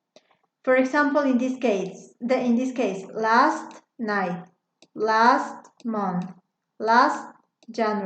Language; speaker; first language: English; non-native, fluent; Spanish